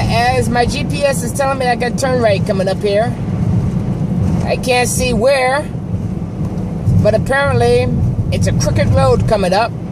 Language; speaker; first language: English; native; English